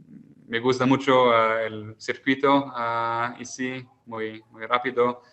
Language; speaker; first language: Spanish; non-native, learner; German